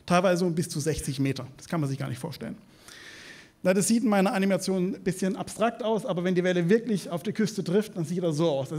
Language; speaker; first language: German; native; German